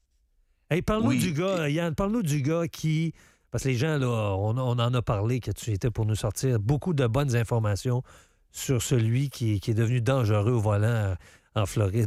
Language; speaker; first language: French; native; French